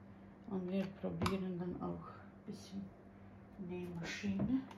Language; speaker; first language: German; non-native, learner; Bosnian